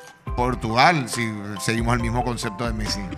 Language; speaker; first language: Spanish; native; Spanish